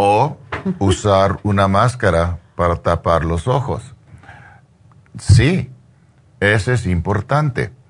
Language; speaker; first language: Spanish; non-native, learner; English